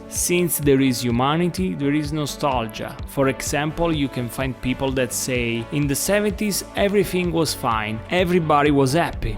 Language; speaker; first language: English; non-native, fluent; Italian